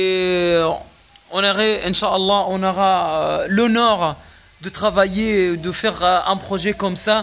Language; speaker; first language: French; non-native, fluent; Arabic